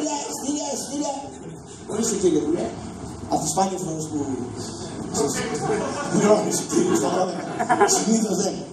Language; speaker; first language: Greek; native; Greek